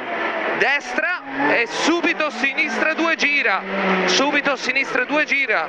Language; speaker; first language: Italian; native; Italian